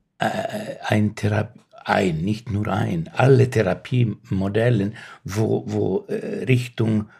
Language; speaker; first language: German; non-native, learner; Finnish